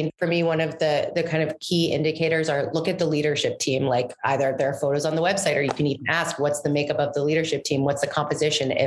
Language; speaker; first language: English; native; English